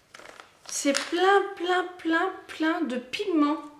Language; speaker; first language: French; native; French